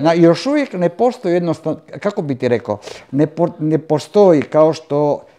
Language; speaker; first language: Croatian; non-native, local second language; Italian